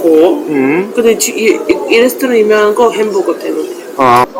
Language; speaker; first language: Korean; non-native, learner; Uzbek